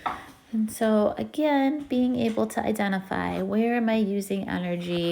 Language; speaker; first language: English; native; English